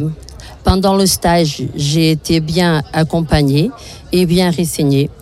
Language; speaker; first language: French; non-native, learner; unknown